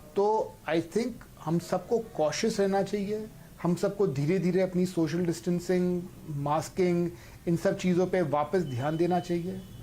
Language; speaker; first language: Hindi; native; Hindi